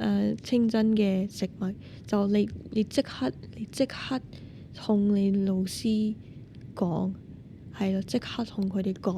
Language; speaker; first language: Cantonese; non-native, fluent; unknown